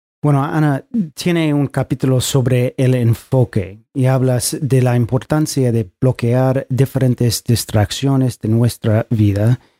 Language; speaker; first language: Spanish; non-native, fluent; English